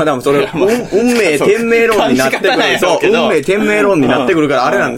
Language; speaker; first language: Japanese; native; Japanese